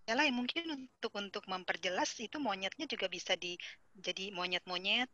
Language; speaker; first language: Indonesian; native; Indonesian